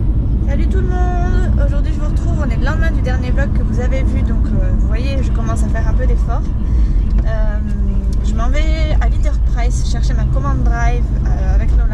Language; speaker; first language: French; native; French